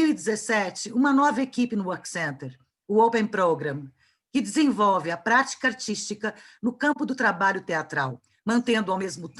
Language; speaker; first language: Portuguese; native; Portuguese